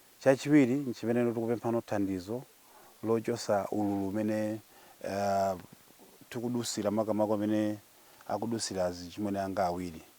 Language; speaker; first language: Nyanja; native; Nyanja